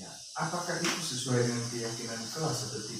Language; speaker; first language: Indonesian; non-native, local second language; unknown